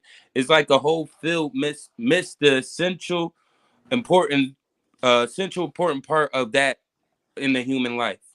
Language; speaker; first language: English; native; English